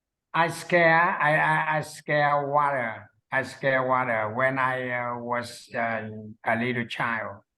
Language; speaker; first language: English; non-native, learner; Vietnamese